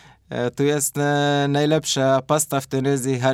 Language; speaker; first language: Polish; non-native, learner; Arabic